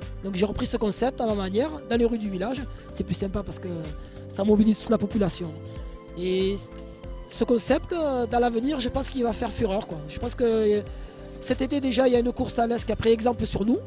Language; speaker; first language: French; native; French